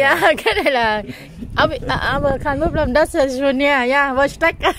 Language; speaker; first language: German; non-native, learner; Vietnamese